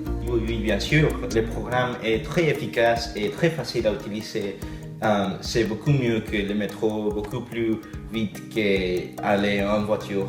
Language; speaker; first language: French; non-native, learner; English